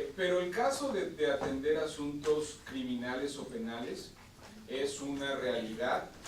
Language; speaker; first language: Spanish; native; Spanish